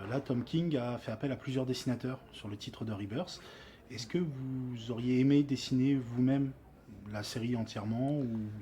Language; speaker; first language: French; native; French